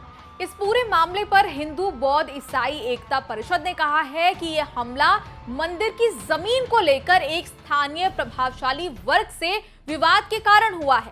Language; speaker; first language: Hindi; native; Hindi